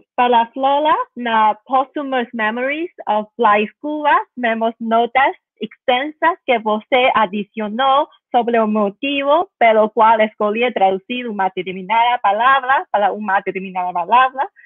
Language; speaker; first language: Portuguese; non-native, learner; Chinese